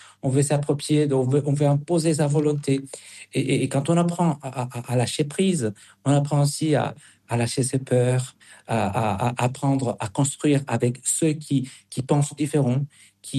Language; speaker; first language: French; non-native, fluent; Spanish